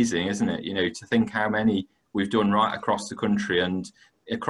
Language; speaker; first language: English; native; English